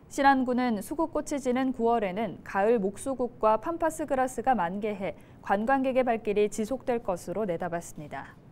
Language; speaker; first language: Korean; native; Korean